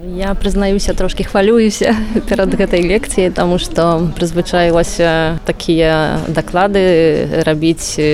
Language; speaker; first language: Belarusian; non-native, fluent; Polish